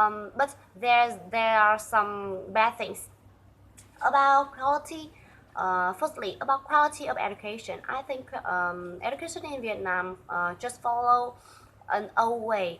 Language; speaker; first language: English; non-native, learner; Vietnamese